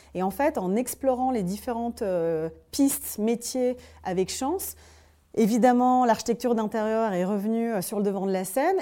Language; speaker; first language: French; native; French